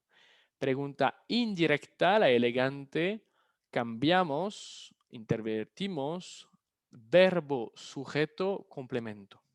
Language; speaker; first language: Spanish; non-native, fluent; French